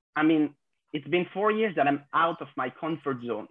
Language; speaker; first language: English; non-native, fluent; French